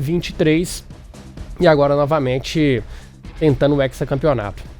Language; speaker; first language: Portuguese; native; Portuguese